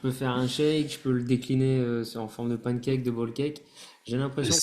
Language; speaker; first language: French; native; French